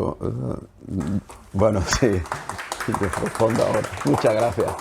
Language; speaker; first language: Spanish; native; Spanish